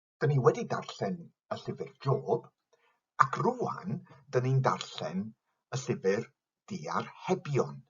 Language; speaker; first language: Welsh; non-native, local second language; English